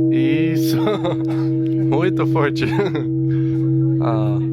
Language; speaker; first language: Portuguese; non-native, learner; English